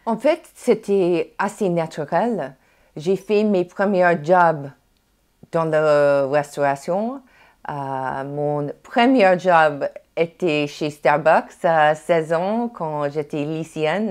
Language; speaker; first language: French; non-native, fluent; English